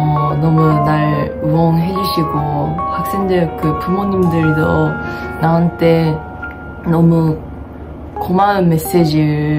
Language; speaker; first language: Korean; non-native, fluent; Japanese